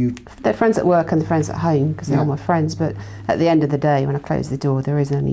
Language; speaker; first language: English; native; English